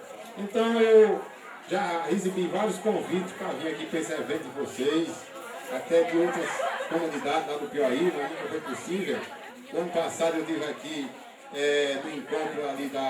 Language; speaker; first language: Portuguese; native; Portuguese